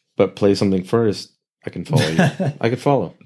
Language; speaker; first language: English; native; English